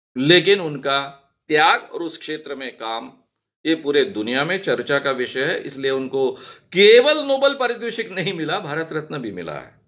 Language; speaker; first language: Hindi; non-native, local second language; Marathi